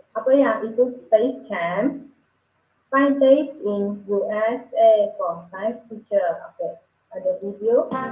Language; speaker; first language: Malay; non-native, local second language; Chinese